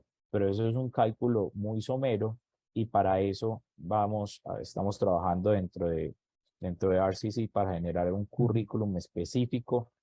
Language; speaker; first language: Spanish; native; Spanish